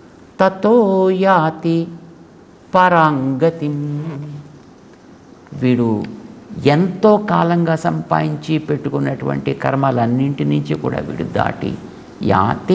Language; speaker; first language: Telugu; native; Telugu